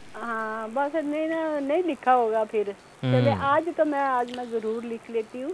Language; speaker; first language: Urdu; non-native, local second language; Punjabi